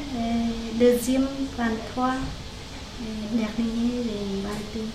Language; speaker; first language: French; non-native, learner; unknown